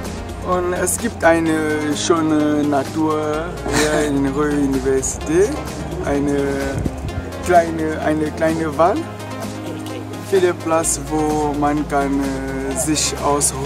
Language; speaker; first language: German; non-native, learner; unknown